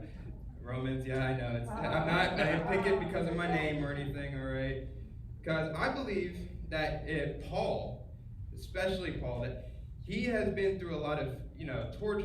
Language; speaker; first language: English; native; English